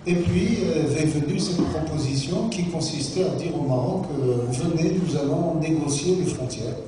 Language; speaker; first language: French; non-native, local second language; Arabic